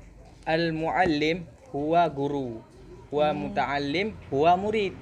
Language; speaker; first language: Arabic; non-native, learner; Indonesian